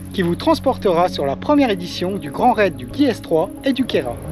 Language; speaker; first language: French; native; French